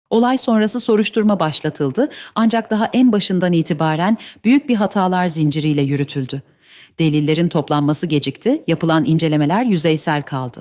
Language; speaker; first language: Turkish; native; Turkish